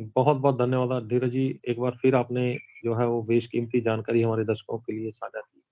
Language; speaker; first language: Hindi; non-native, local second language; Punjabi